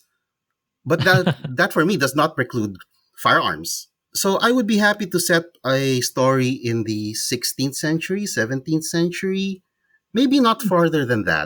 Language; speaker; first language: English; non-native, local second language; Cebuano